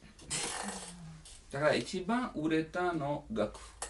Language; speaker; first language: Japanese; non-native, learner; Italian